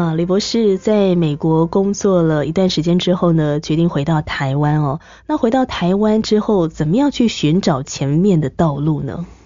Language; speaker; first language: Chinese; native; Chinese